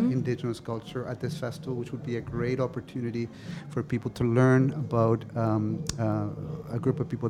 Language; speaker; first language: English; non-native, fluent; Spanish